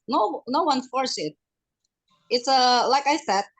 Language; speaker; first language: English; non-native, fluent; Indonesian